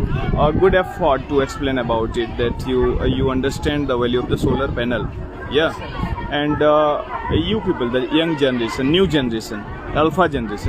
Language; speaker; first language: English; non-native, local second language; Hindi